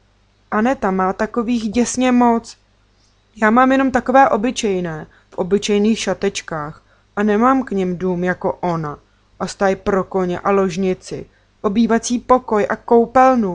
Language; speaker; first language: Czech; native; Czech